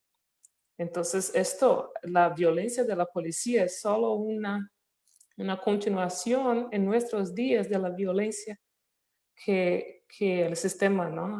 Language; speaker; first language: Spanish; non-native, fluent; Portuguese